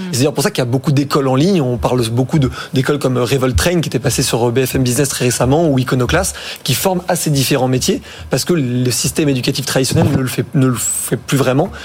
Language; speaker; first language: French; native; French